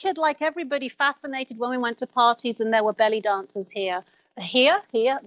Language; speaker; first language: English; native; English